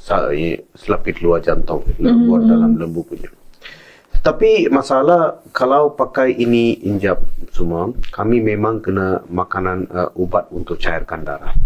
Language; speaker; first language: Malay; non-native, local second language; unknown